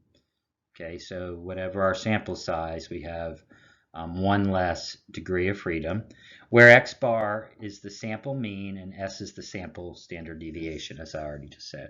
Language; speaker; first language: English; native; English